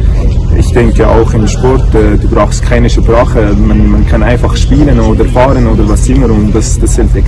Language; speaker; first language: German; non-native, fluent; Arabic